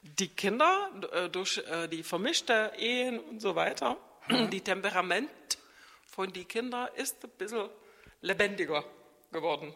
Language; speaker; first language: German; non-native, fluent; Czech